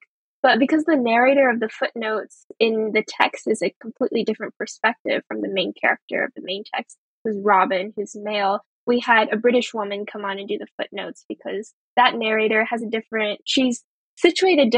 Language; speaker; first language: English; early bilingual, other home language; Chinese